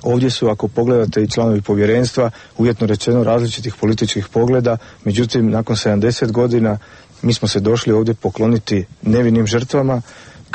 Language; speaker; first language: Serbian; native; Serbian